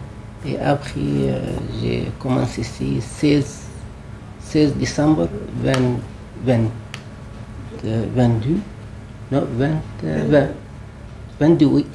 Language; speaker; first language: French; non-native, learner; Arabic